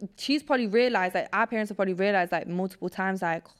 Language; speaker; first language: English; early bilingual, other home language; Polish